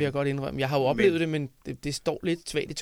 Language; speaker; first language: Danish; native; Danish